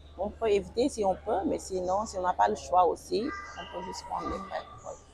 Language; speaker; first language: French; non-native, local second language; Wolof